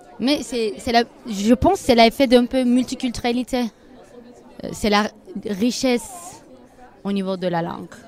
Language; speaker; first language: French; non-native, fluent; Turkish